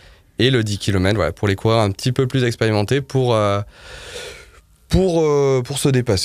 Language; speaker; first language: French; native; French